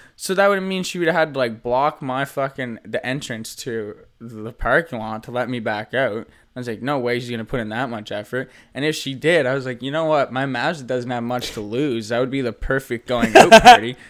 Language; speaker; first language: English; native; English